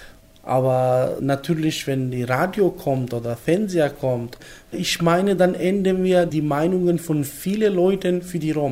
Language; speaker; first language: German; non-native, learner; Macedonian